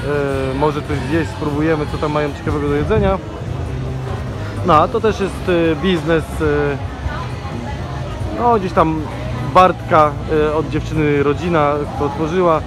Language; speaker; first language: Polish; native; Polish